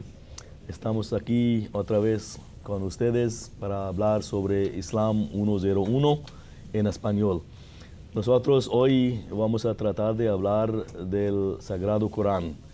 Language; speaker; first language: Spanish; non-native, fluent; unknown